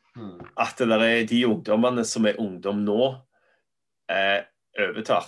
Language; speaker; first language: Norwegian; native; Norwegian